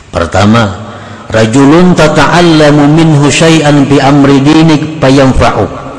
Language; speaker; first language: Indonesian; non-native, local second language; Banjar